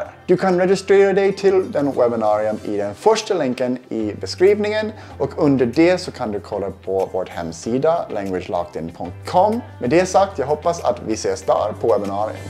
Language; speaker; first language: Swedish; non-native, fluent; English